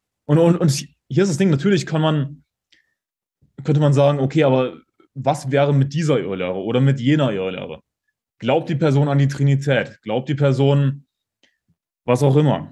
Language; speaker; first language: German; native; German